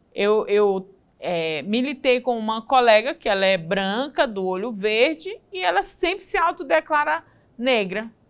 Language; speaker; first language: Portuguese; native; Portuguese